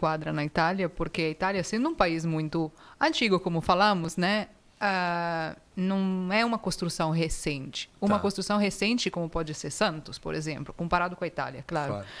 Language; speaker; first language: Portuguese; non-native, fluent; Italian